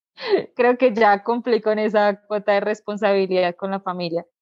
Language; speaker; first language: Spanish; native; Spanish